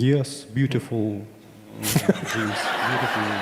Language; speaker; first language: English; non-native, learner; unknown